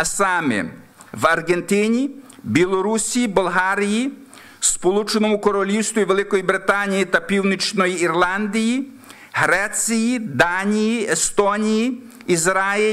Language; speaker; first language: Ukrainian; early bilingual, heritage; Ukrainian